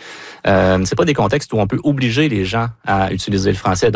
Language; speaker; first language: French; native; French